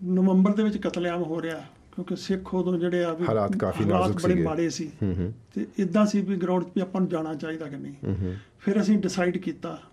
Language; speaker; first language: Punjabi; native; Punjabi